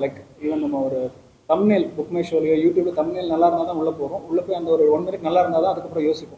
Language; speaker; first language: Tamil; native; Tamil